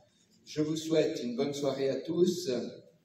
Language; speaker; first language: French; native; French